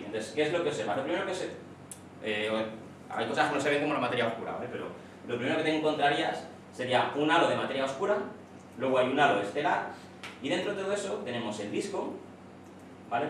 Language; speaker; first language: Spanish; native; Spanish